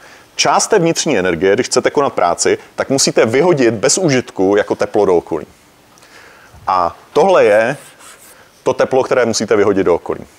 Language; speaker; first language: Czech; native; Czech